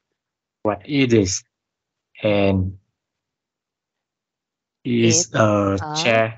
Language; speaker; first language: English; non-native, learner; Vietnamese